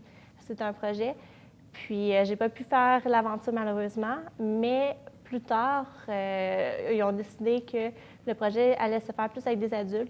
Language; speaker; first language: French; native; French